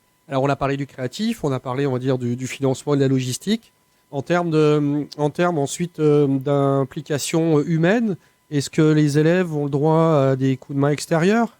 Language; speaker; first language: French; native; French